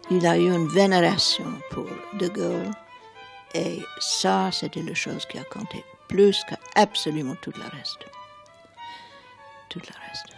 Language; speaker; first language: French; non-native, fluent; English